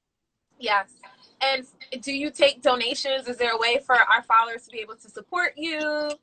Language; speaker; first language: English; native; English